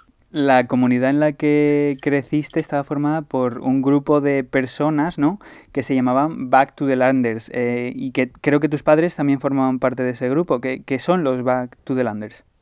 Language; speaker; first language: Spanish; native; Spanish